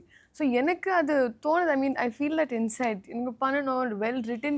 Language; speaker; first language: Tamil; non-native, learner; Telugu